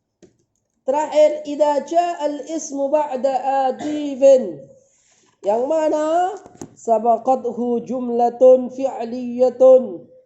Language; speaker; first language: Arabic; non-native, fluent; Indonesian